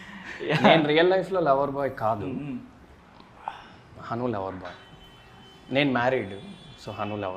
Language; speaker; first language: Telugu; native; Telugu